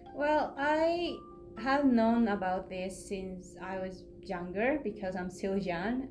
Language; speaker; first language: English; non-native, fluent; Spanish